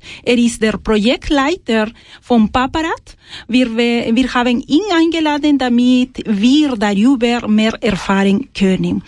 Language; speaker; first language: German; non-native, fluent; Spanish